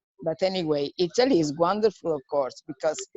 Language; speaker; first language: English; non-native, fluent; Italian